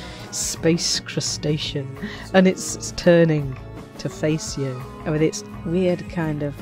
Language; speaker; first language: English; native; English